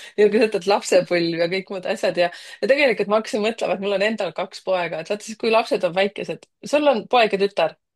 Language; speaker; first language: Estonian; native; Estonian